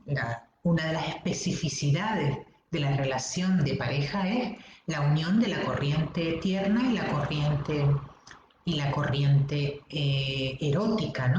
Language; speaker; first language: Spanish; native; Spanish